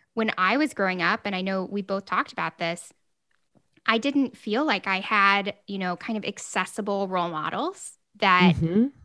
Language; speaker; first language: English; native; English